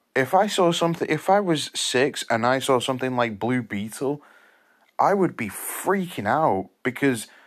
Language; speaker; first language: English; native; English